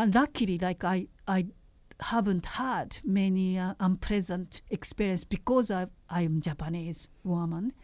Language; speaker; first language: English; non-native, fluent; Japanese